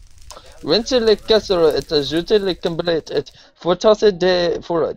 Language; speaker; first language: French; non-native, learner; English